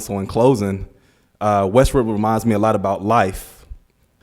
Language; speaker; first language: English; native; English